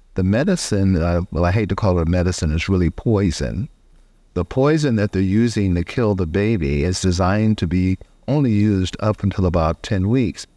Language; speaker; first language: English; native; English